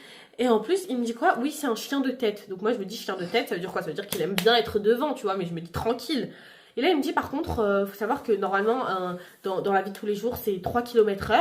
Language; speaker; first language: French; native; French